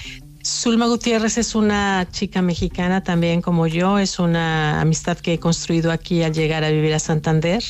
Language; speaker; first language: Spanish; native; Spanish